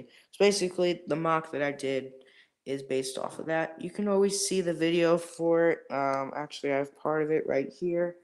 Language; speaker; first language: English; native; English